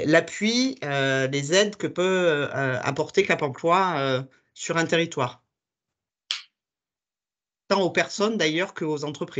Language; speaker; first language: French; native; French